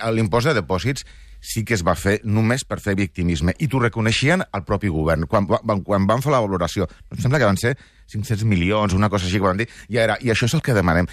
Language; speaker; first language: Catalan; non-native, local second language; Spanish